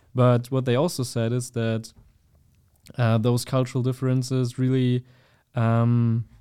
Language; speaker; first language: English; non-native, fluent; German